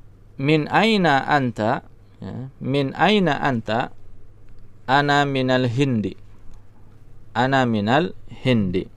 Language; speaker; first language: Arabic; non-native, learner; Indonesian